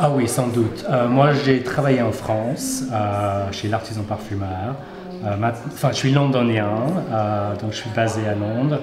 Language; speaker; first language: French; non-native, fluent; English